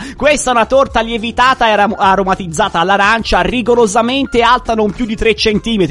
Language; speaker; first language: Italian; native; Italian